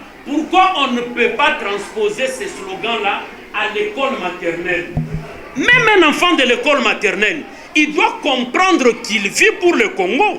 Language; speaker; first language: French; non-native, local second language; Lingala